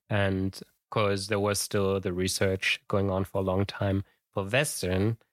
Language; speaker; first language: English; non-native, fluent; German